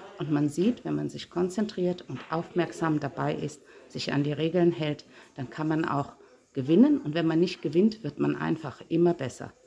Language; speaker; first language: German; native; German